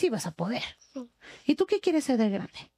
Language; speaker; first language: Spanish; native; Spanish